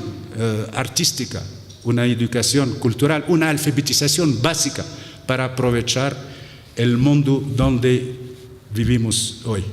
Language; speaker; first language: Spanish; non-native, fluent; Arabic